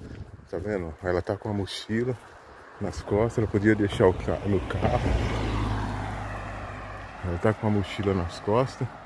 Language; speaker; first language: Portuguese; native; Portuguese